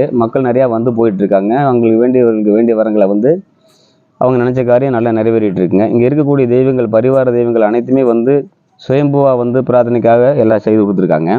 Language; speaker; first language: Tamil; native; Tamil